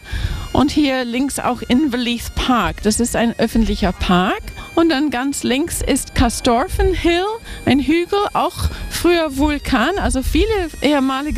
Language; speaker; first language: German; non-native, fluent; English